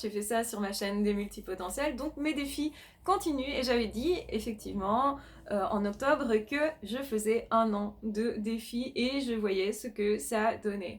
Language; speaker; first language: French; native; French